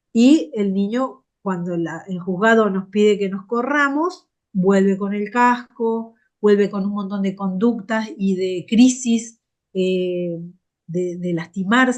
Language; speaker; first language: Spanish; native; Spanish